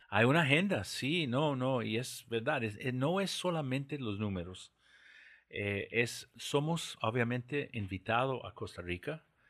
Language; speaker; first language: Spanish; non-native, fluent; English